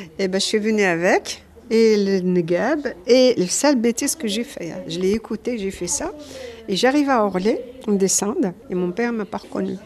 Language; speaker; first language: French; non-native, local second language; Arabic